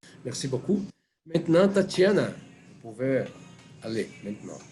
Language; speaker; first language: French; non-native, fluent; Portuguese